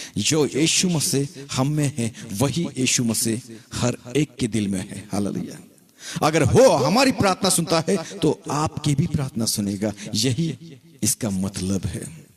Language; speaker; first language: Hindi; non-native, local second language; Marathi